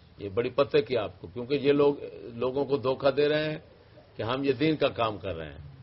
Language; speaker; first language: Urdu; non-native, local second language; Punjabi